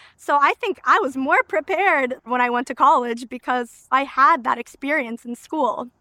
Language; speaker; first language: English; early bilingual, other home language; Albanian